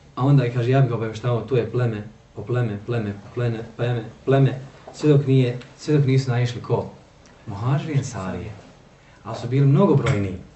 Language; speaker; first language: Bosnian; native; Bosnian